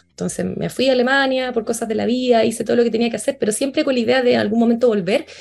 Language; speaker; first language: Spanish; native; Spanish